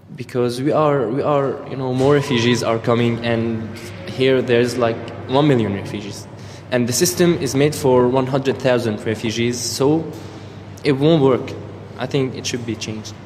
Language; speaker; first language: English; non-native, fluent; Arabic